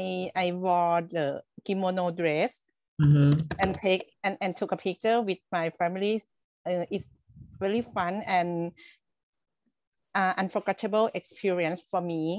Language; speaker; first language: English; non-native, learner; Thai